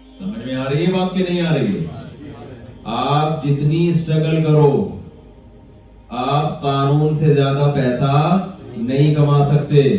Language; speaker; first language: Urdu; native; Urdu